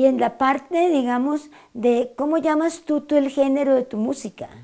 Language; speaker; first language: Spanish; native; Spanish